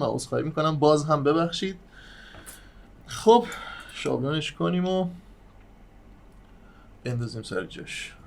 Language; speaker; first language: Persian; native; Persian